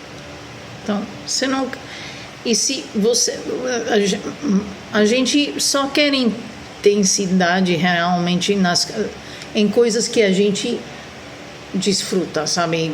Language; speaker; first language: Portuguese; non-native, fluent; Spanish